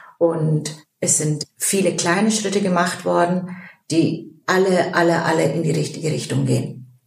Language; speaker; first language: German; early bilingual, other home language; Turkish